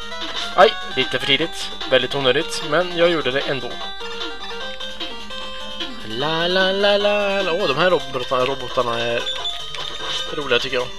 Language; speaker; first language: Swedish; native; Swedish